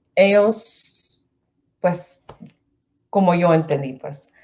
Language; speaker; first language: Spanish; non-native, learner; English